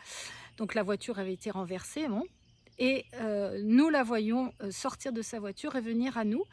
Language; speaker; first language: French; native; French